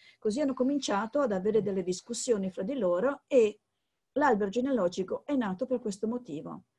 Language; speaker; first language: Italian; native; Italian